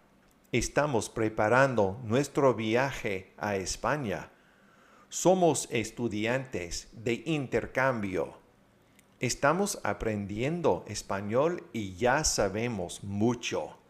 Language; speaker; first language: Spanish; non-native, fluent; English